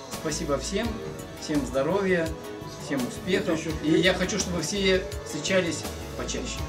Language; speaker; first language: Russian; non-native, fluent; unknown